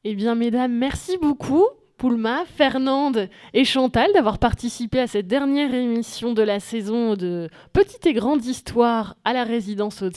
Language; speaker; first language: French; native; French